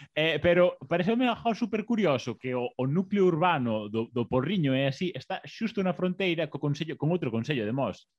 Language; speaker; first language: Galician; non-native, local second language; Spanish